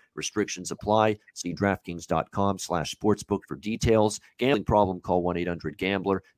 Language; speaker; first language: English; native; English